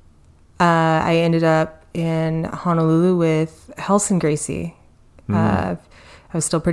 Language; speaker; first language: English; native; English